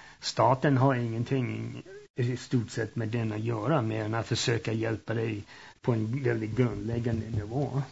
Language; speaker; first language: Swedish; early bilingual, heritage; Swedish